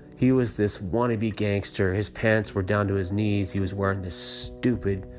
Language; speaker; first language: English; native; English